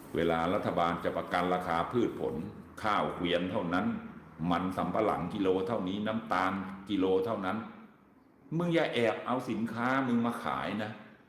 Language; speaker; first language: Thai; native; Thai